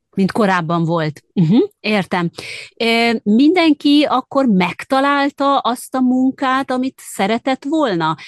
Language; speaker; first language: Hungarian; native; Hungarian